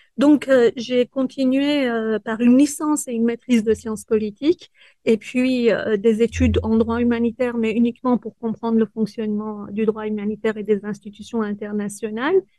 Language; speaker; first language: French; early bilingual, other home language; Persian